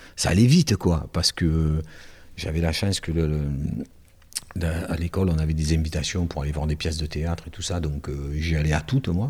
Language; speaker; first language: French; native; French